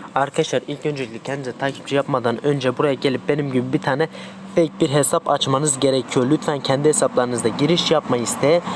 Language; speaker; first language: Turkish; non-native, local second language; Kurdish